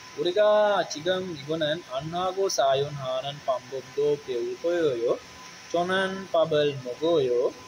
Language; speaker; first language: Korean; non-native, learner; Sinhala